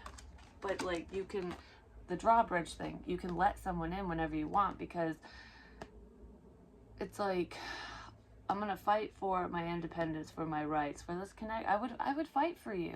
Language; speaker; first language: English; native; English